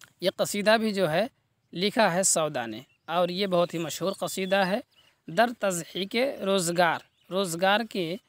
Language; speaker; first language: Urdu; native; Urdu